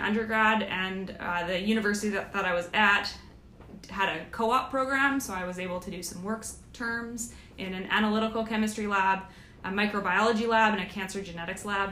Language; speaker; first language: English; native; English